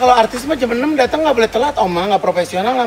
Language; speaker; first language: Indonesian; native; Indonesian